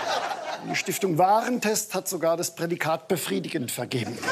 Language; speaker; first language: German; native; German